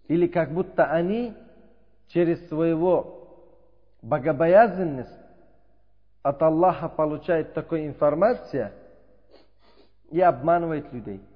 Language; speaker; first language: Russian; non-native, learner; Uzbek